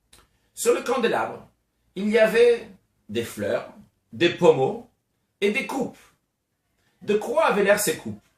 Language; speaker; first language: French; native; French